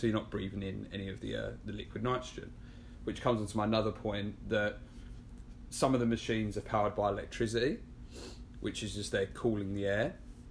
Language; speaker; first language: English; native; English